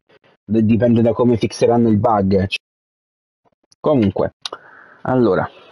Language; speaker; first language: Italian; native; Italian